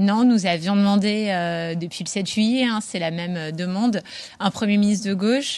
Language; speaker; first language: French; native; French